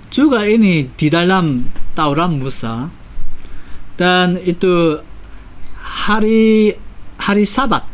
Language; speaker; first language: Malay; non-native, fluent; Korean